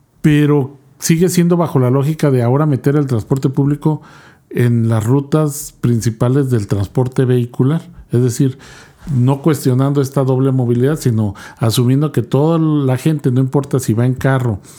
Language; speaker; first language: Spanish; native; Spanish